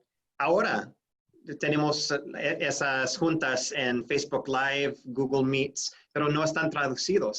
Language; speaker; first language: Spanish; non-native, fluent; English